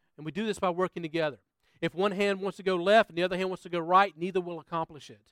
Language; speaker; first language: English; native; English